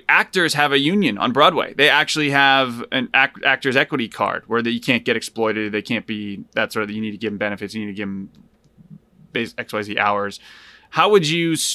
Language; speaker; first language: English; native; English